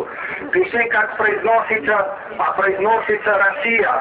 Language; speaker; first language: Russian; non-native, fluent; Serbian